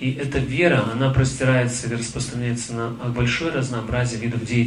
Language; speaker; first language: Russian; native; Russian